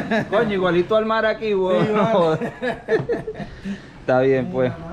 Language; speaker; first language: Spanish; early bilingual, heritage; Spanish